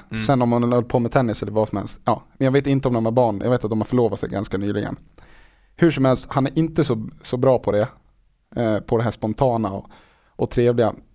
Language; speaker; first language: Swedish; native; Swedish